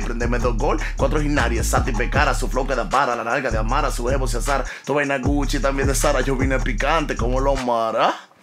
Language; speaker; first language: Spanish; early bilingual, heritage; Spanish